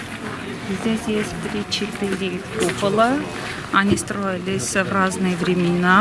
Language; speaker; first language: Russian; non-native, local second language; Armenian